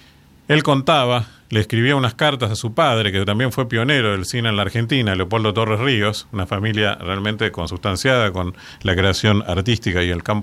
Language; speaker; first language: Spanish; native; Spanish